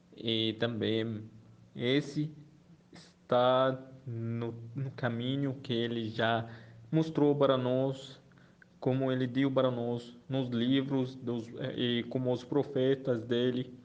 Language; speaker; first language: Portuguese; non-native, fluent; Arabic